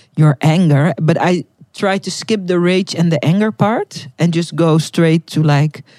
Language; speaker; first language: English; non-native, fluent; Dutch